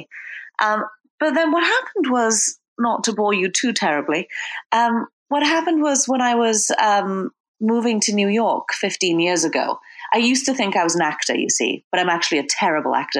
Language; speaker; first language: English; native; English